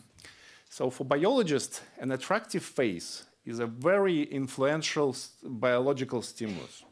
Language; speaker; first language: English; non-native, fluent; Russian